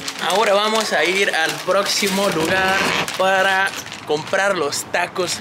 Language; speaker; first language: Spanish; native; Spanish